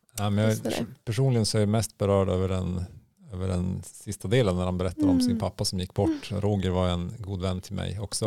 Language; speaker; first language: Swedish; native; Swedish